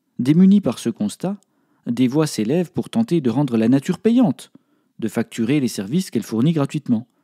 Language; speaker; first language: French; native; French